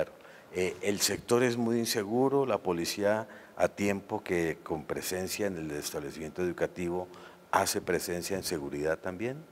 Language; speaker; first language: Spanish; native; Spanish